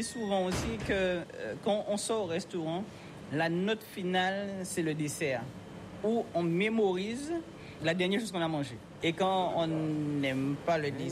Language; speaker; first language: French; native; French